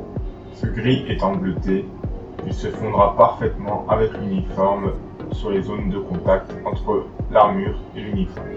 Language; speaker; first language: French; native; French